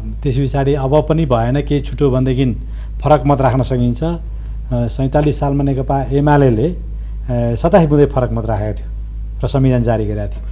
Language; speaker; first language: Nepali; native; Nepali